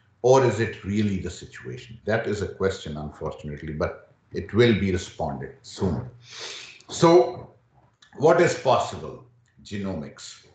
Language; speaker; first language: English; non-native, local second language; Urdu